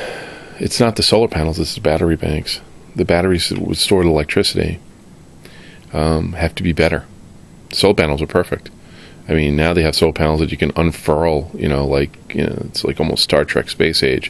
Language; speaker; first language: English; native; English